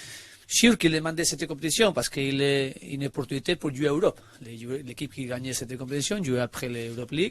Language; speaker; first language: French; non-native, learner; Spanish